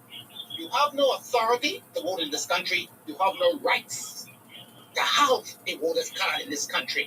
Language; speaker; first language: English; native; English